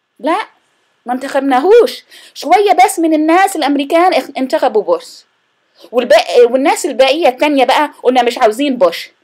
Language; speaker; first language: Arabic; non-native, fluent; English